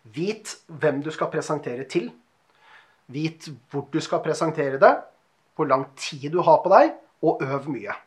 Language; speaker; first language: Norwegian; native; Norwegian